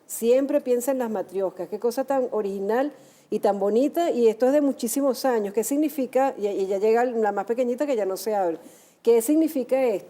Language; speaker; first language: Spanish; native; Spanish